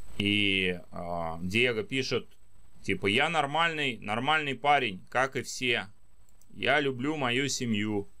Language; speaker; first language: Russian; native; Russian